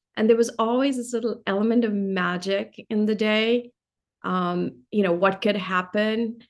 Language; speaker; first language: English; non-native, local second language; Hindi